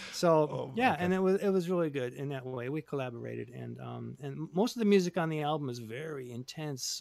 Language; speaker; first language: English; native; English